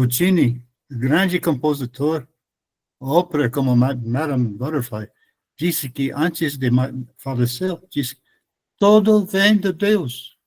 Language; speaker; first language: Portuguese; non-native, fluent; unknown